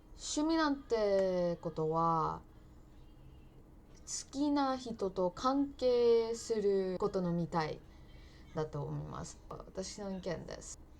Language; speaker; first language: Japanese; non-native, learner; English